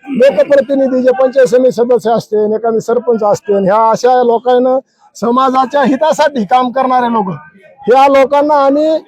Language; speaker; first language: Marathi; non-native, local second language; Lambadi